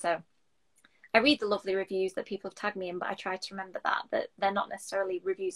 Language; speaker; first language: English; native; English